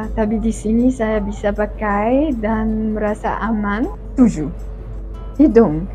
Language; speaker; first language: Indonesian; non-native, fluent; Arabic